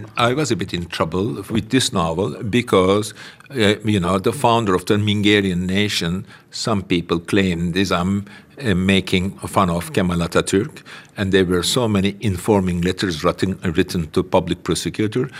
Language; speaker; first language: English; non-native, fluent; Turkish